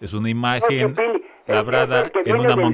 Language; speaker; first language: Spanish; native; Spanish